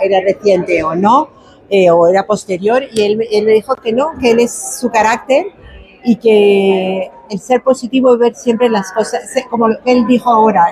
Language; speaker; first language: Spanish; native; Spanish